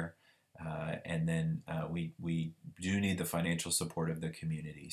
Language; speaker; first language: English; native; English